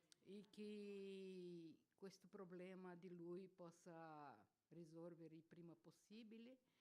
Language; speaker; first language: Italian; non-native, fluent; Portuguese